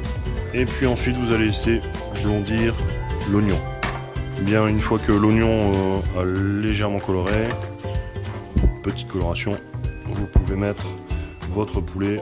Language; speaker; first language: French; native; French